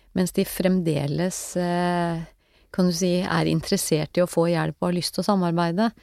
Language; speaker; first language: Norwegian; native; Norwegian